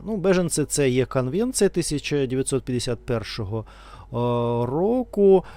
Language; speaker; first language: Ukrainian; non-native, learner; Russian